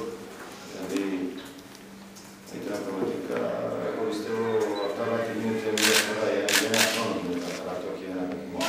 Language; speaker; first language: Greek; non-native, fluent; Serbian